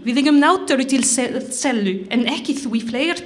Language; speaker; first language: Icelandic; non-native, learner; French